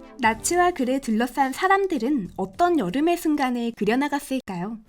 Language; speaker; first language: Korean; native; Korean